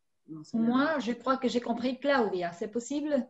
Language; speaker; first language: French; non-native, fluent; Spanish